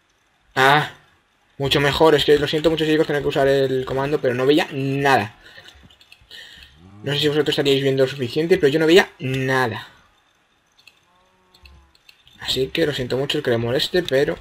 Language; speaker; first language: Spanish; native; Spanish